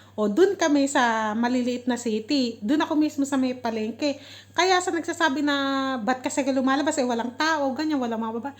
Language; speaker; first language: Filipino; native; Filipino